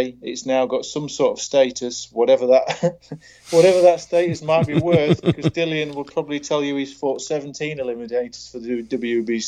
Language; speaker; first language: English; native; English